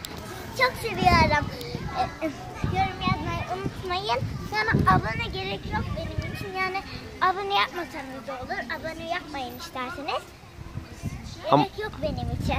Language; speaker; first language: Turkish; early bilingual, heritage; Turkish